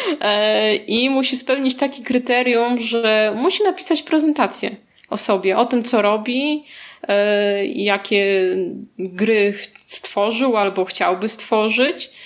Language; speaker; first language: Polish; native; Polish